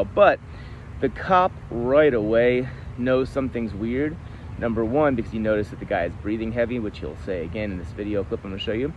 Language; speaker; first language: English; native; English